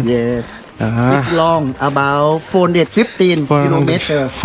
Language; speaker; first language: English; non-native, learner; Thai